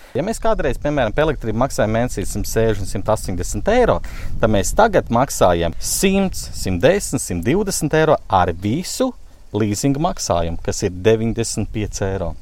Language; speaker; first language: Latvian; native; Latvian